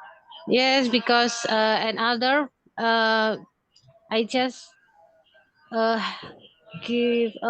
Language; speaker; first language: English; non-native, learner; Indonesian